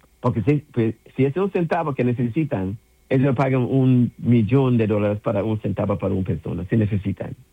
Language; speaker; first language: Spanish; non-native, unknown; English